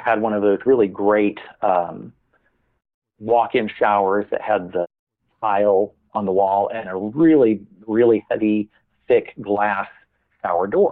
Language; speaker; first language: English; native; English